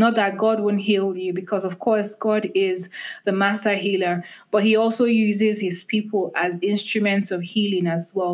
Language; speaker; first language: English; non-native, local second language; Igbo